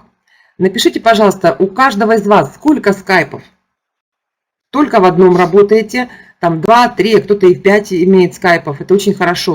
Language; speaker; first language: Russian; native; Russian